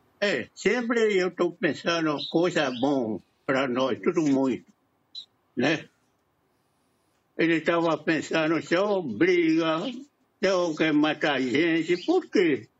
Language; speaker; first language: Portuguese; non-native, local second language; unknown